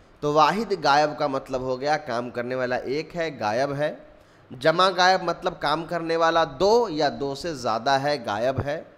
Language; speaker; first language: Urdu; native; Urdu